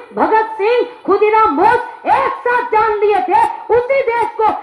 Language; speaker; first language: Hindi; non-native, local second language; Bangla